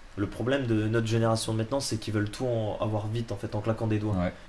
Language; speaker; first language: French; native; French